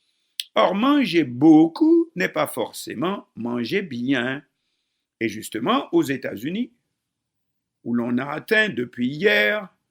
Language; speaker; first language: French; non-native, local second language; Haitian Creole